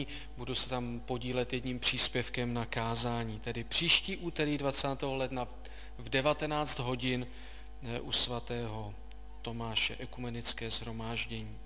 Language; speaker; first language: Czech; native; Czech